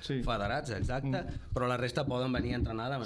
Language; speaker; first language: Catalan; native; Catalan